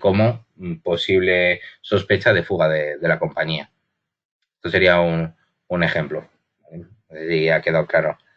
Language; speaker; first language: Spanish; native; Spanish